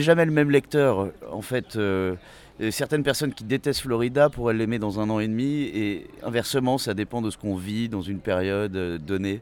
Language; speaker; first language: French; native; French